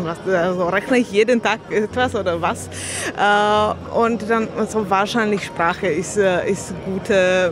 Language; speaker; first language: German; non-native, learner; Slovak